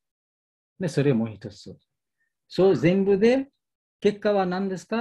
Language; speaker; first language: Japanese; non-native, learner; Bangla